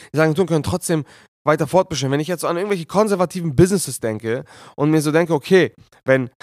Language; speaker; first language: German; native; German